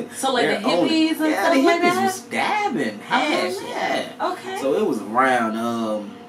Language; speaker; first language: English; native; English